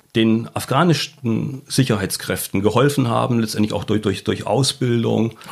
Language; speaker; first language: German; native; German